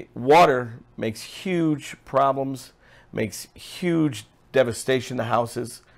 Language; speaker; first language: English; native; English